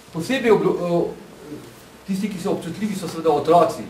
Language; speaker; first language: Slovenian; native; Slovenian